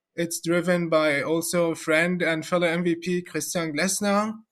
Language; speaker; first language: English; non-native, fluent; Arabic